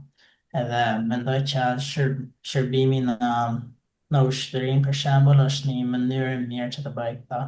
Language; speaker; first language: Albanian; non-native, fluent; English